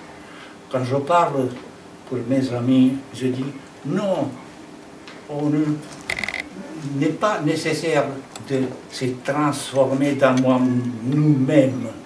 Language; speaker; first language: French; non-native, fluent; Romanian